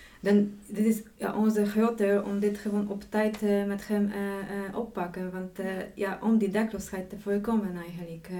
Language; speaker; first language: Dutch; non-native, fluent; Polish